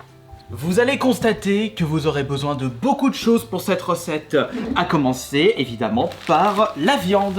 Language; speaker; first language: French; native; French